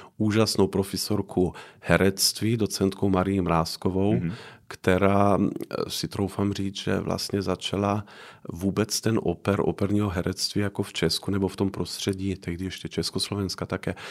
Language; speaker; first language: Czech; non-native, fluent; Slovenian